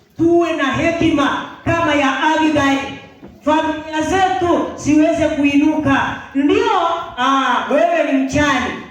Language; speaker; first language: Swahili; non-native, local second language; Gusii